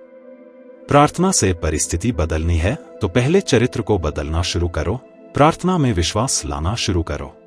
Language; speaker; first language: Hindi; native; Hindi